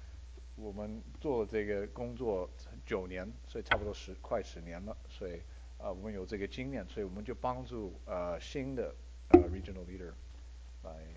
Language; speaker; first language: Chinese; early bilingual, heritage; Chinese